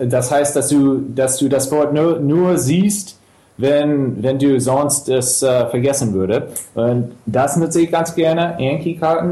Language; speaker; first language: German; non-native, fluent; English